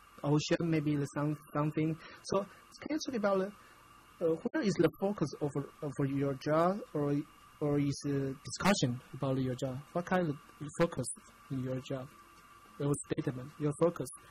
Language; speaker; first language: English; non-native, learner; Chinese